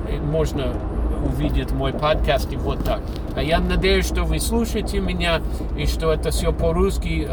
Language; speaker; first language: Russian; non-native, fluent; English